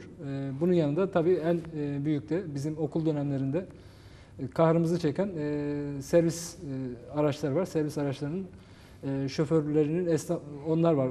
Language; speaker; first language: Turkish; native; Turkish